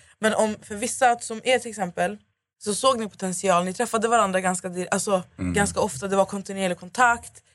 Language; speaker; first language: Swedish; native; Swedish